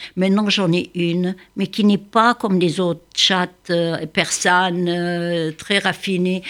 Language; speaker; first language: French; non-native, local second language; Arabic